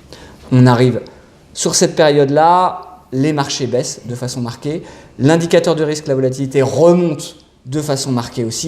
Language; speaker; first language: French; native; French